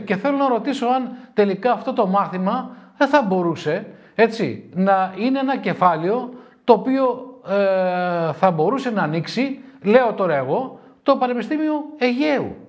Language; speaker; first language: Greek; native; Greek